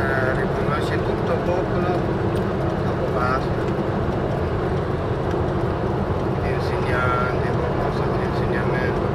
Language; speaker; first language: Italian; non-native, fluent; Tibetan